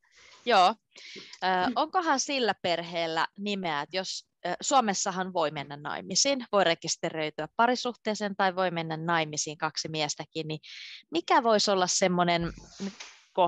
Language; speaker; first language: Finnish; native; Finnish